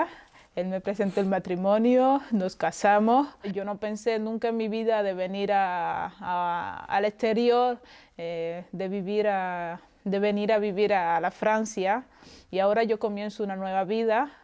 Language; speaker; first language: Spanish; non-native, local second language; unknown